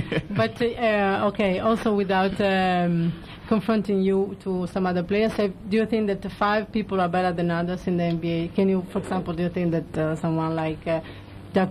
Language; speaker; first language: English; non-native, fluent; Italian